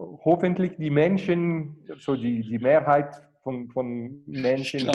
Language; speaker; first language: German; non-native, fluent; Portuguese